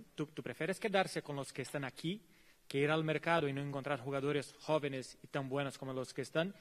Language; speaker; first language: Spanish; non-native, fluent; Dutch